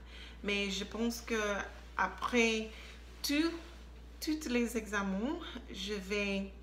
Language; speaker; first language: French; non-native, learner; English